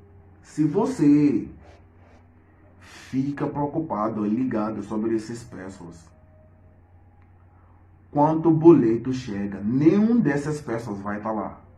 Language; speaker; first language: Portuguese; non-native, fluent; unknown